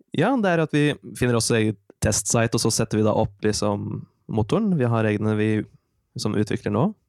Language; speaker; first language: Norwegian; native; Norwegian